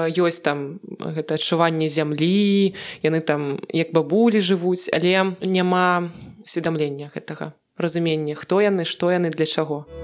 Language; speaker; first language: Belarusian; non-native, local second language; Russian